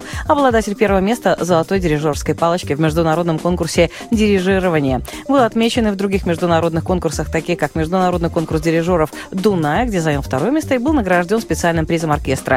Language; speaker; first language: Russian; native; Russian